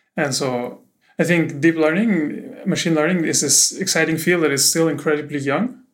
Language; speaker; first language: English; non-native, fluent; German